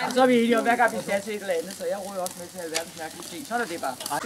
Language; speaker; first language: Danish; native; Danish